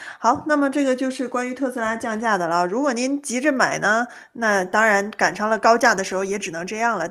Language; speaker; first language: Chinese; native; Chinese